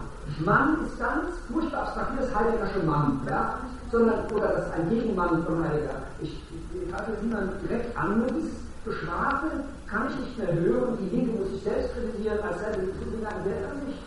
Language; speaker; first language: German; native; German